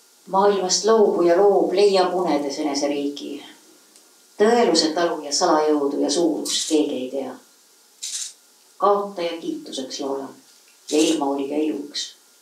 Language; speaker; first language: Estonian; native; Estonian